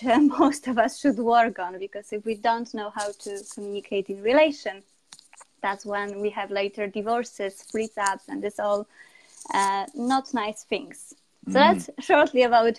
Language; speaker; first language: English; non-native, fluent; Polish